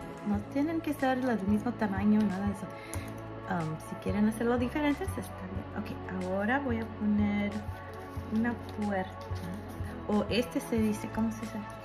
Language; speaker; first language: Spanish; early bilingual, heritage; Spanish